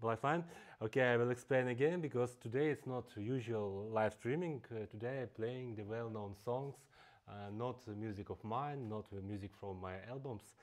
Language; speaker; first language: English; non-native, fluent; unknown